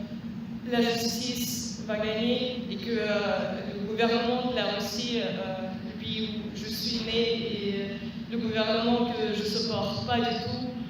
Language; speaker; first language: French; non-native, fluent; Russian